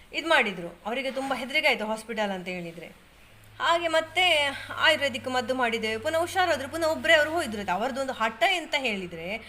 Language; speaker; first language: Kannada; native; Kannada